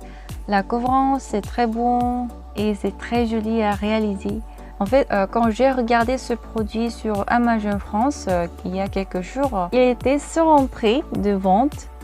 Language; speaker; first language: French; non-native, learner; Korean